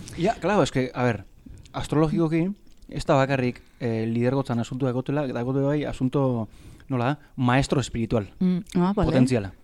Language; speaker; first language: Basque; native; Basque